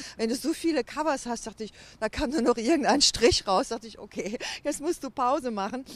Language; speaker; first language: German; native; German